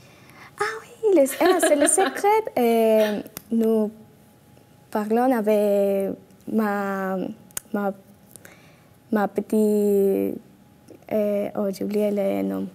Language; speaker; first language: French; non-native, learner; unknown